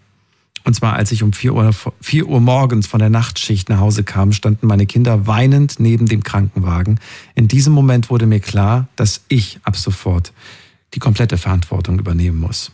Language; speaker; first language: German; native; German